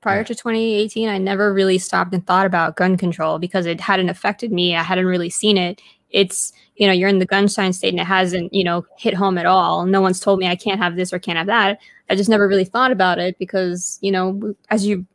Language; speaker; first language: English; early bilingual, other home language; Spanish